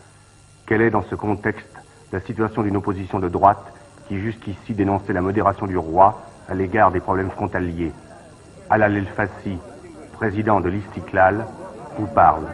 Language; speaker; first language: French; native; French